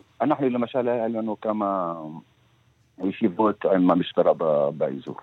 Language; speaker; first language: Hebrew; non-native, local second language; Arabic